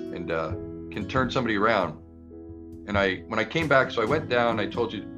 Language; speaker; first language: English; native; English